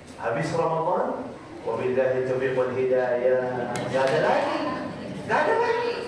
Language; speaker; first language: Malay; non-native, fluent; Arabic